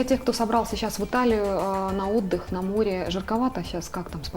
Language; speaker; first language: Russian; native; Russian